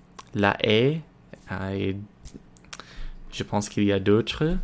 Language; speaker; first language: French; non-native, learner; English